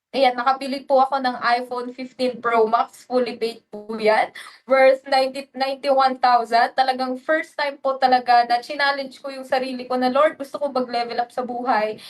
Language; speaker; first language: Filipino; non-native, local second language; Waray